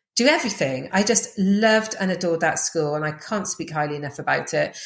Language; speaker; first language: English; native; English